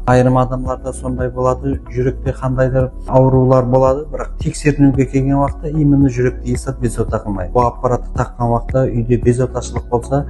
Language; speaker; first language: Uzbek; non-native, local second language; Kara-Kalpak